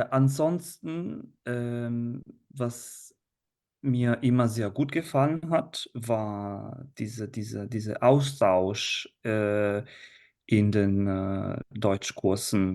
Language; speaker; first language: German; non-native, fluent; Italian